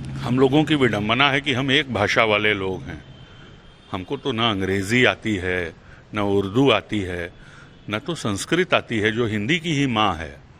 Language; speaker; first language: Hindi; native; Hindi